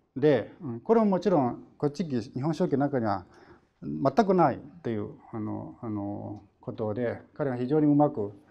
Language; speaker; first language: Japanese; non-native, fluent; Chinese